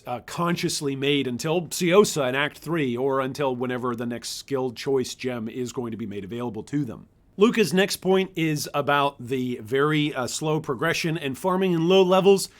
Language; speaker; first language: English; native; English